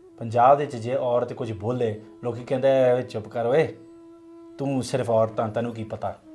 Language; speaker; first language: Punjabi; non-native, fluent; English